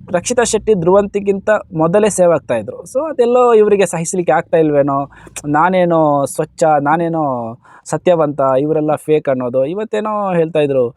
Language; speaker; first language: Kannada; native; Kannada